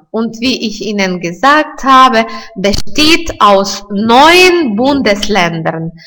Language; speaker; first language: German; non-native, fluent; Russian